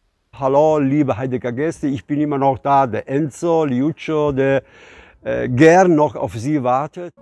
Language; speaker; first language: German; non-native, fluent; Italian